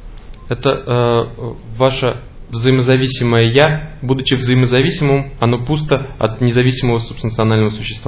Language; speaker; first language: Russian; native; Russian